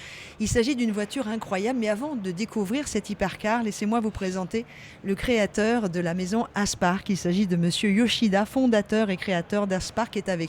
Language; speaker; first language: French; native; French